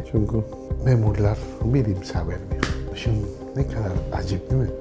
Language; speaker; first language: Turkish; non-native, learner; Spanish